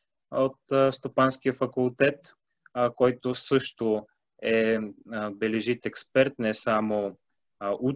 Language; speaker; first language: Bulgarian; native; Bulgarian